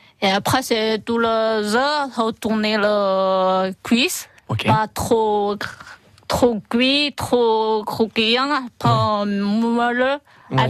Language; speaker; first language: French; non-native, learner; Chinese